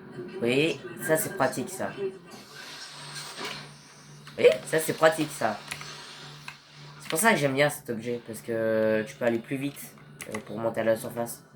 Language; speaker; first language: French; native; French